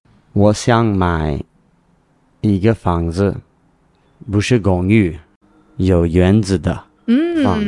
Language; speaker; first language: Chinese; non-native, learner; English